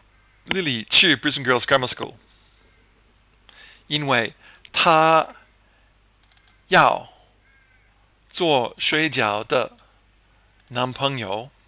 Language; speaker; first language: Chinese; non-native, fluent; English